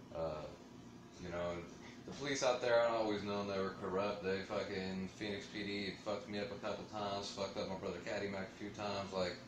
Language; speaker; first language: English; native; English